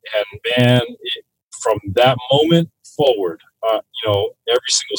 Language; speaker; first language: English; native; English